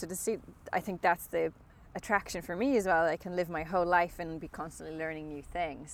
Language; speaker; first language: English; native; English